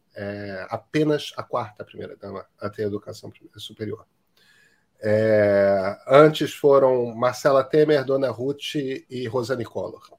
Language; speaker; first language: Portuguese; native; Portuguese